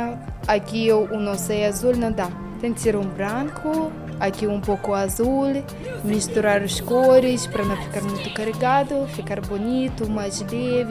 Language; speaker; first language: Portuguese; non-native, learner; Russian